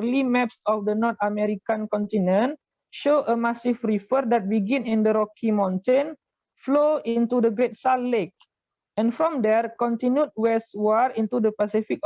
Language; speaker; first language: English; non-native, fluent; Indonesian